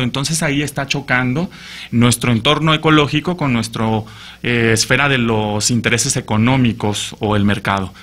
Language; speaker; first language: Spanish; native; Spanish